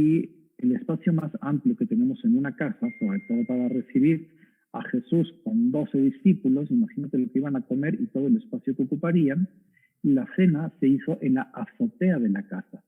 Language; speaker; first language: Spanish; native; Spanish